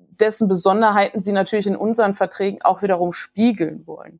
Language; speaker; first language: German; native; German